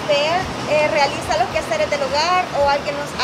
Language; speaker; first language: Spanish; native; Spanish